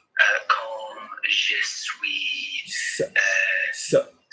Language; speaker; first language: French; non-native, learner; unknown